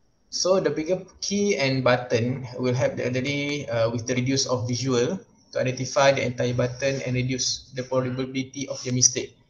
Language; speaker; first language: English; non-native, local second language; Malay